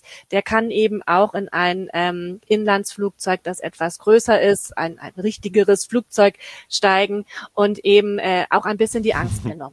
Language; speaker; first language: German; native; German